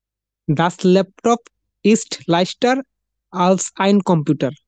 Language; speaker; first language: German; non-native, learner; Bangla